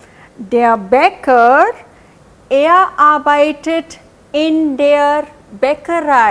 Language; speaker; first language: German; non-native, fluent; Hindi